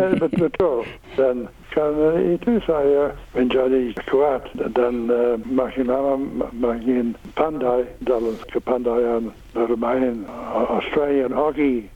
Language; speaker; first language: Indonesian; non-native, learner; English